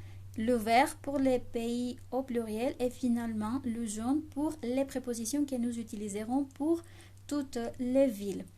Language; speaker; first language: French; non-native, fluent; Spanish